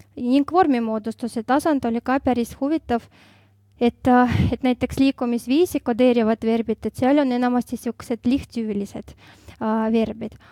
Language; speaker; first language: Estonian; non-native, local second language; Russian